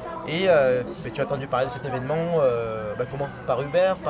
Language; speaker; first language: French; native; French